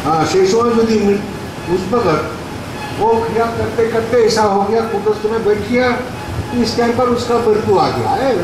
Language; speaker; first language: Hindi; non-native, local second language; Bangla